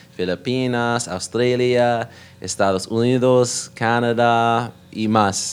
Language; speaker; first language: Spanish; non-native, learner; English